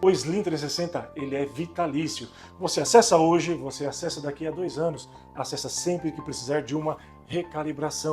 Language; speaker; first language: Portuguese; native; Portuguese